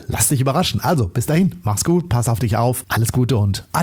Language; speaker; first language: German; native; German